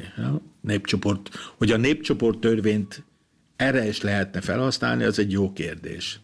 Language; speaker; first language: Hungarian; non-native, local second language; German